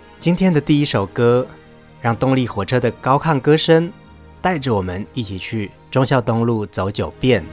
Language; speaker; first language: Chinese; native; Chinese